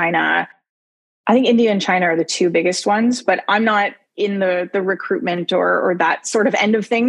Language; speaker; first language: English; native; English